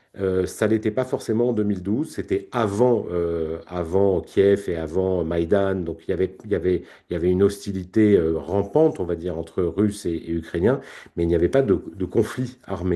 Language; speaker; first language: French; native; French